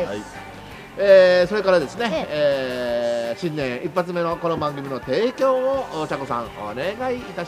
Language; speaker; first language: Japanese; native; Japanese